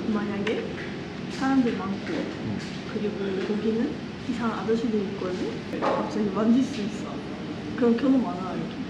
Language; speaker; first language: Korean; non-native, learner; Uzbek